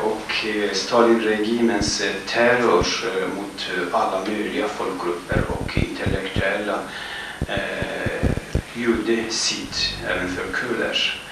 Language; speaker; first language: Swedish; non-native, fluent; Kurdish